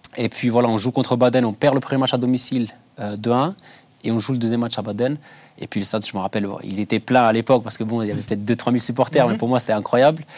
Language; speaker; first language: French; early bilingual, other home language; Albanian